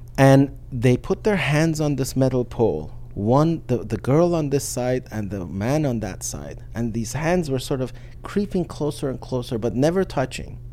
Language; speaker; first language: English; non-native, fluent; Persian